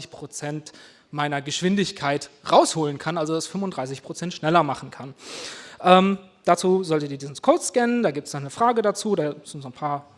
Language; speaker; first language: German; native; German